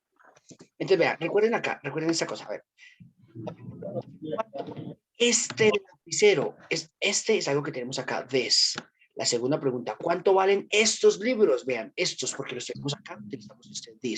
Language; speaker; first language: Spanish; native; Spanish